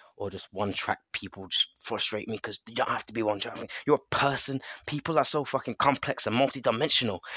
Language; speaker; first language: English; native; English